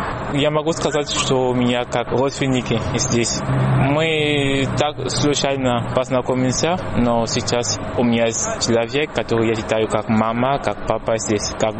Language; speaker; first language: Russian; non-native, learner; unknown